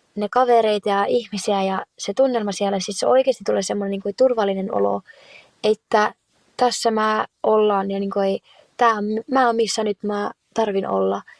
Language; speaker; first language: Finnish; early bilingual, heritage; Finnish